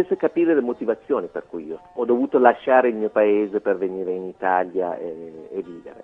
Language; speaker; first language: Italian; non-native, fluent; Persian